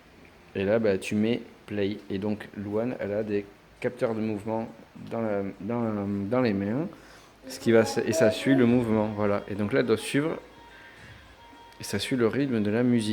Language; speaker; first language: French; native; French